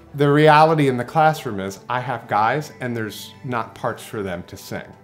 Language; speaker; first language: English; native; English